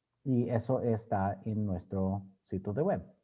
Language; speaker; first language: Spanish; early bilingual, other home language; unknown